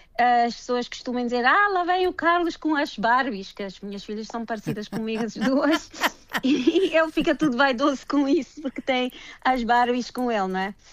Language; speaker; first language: Portuguese; early bilingual, heritage; Portuguese